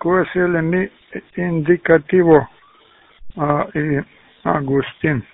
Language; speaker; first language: Spanish; non-native, learner; Russian